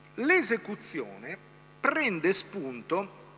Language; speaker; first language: Italian; native; Italian